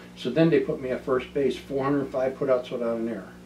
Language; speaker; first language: English; native; English